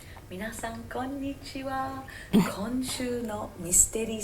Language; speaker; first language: Japanese; non-native, fluent; English